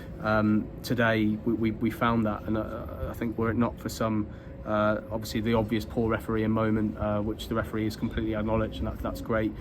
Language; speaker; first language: English; native; English